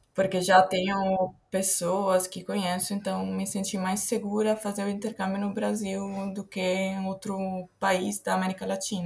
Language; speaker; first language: Portuguese; non-native, fluent; Italian